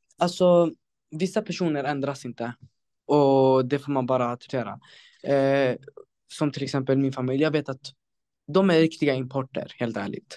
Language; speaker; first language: Swedish; early bilingual, other home language; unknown